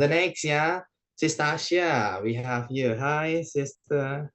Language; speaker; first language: English; non-native, fluent; Indonesian